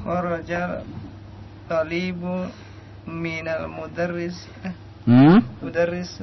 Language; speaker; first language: Arabic; non-native, learner; Indonesian